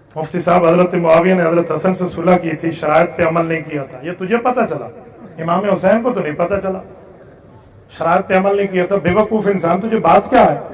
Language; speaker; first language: Urdu; non-native, local second language; Saraiki